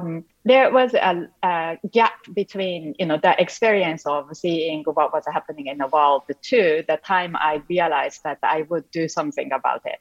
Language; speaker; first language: English; non-native, fluent; Japanese